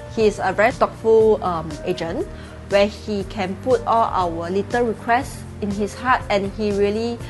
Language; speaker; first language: English; non-native, local second language; Chinese